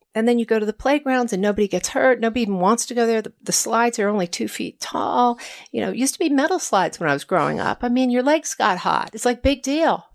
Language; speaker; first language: English; native; English